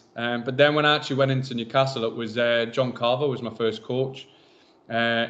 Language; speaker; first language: English; native; English